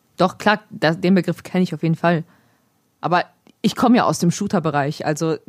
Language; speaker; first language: German; early bilingual, other home language; Polish